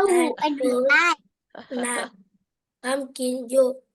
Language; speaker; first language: English; non-native, learner; Vietnamese